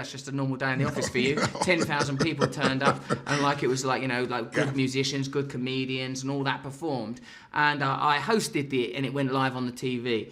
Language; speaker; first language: English; native; English